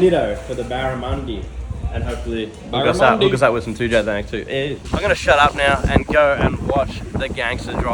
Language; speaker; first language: English; native; English